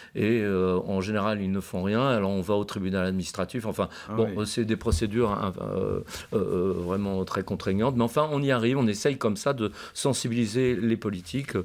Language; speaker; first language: French; native; French